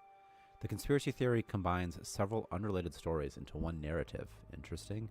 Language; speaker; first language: English; native; English